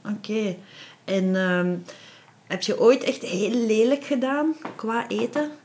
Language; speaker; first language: Dutch; native; Dutch